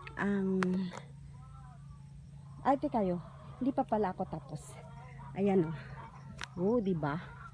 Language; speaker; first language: Filipino; non-native, local second language; Iloko